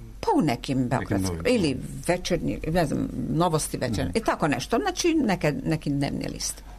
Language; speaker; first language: Serbian; non-native, local second language; Hungarian